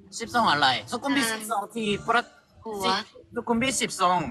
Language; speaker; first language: Thai; non-native, learner; Korean